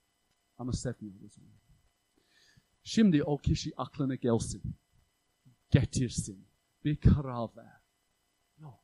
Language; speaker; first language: Turkish; non-native, fluent; English